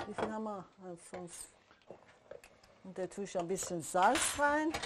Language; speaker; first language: German; non-native, learner; Persian